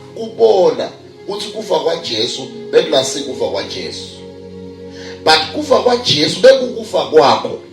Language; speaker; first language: Zulu; non-native, local second language; Swati